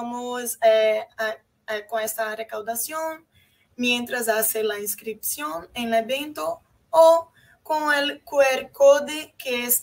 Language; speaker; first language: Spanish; non-native, fluent; Portuguese